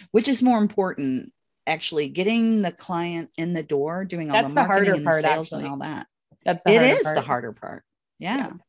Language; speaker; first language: English; native; English